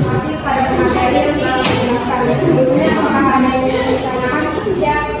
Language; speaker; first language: Indonesian; native; Indonesian